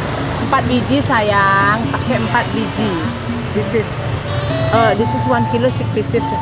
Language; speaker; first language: English; non-native, learner; Indonesian